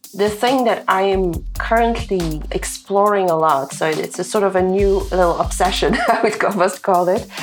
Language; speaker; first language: English; non-native, fluent; Dutch